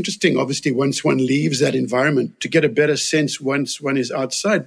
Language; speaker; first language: English; native; English